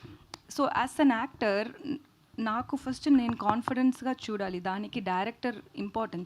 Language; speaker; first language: Telugu; non-native, learner; Tamil